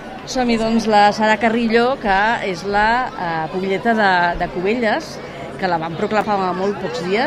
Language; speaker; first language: Catalan; native; Catalan